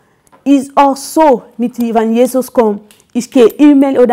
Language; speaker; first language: German; non-native, learner; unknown